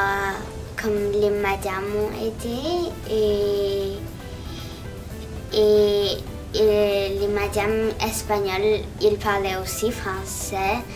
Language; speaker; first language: French; early bilingual, other home language; Spanish